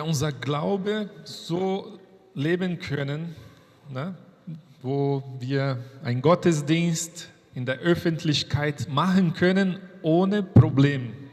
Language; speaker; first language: German; non-native, fluent; Portuguese